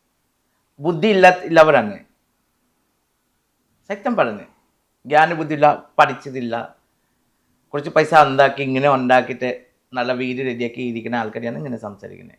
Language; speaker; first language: Malayalam; non-native, fluent; Assamese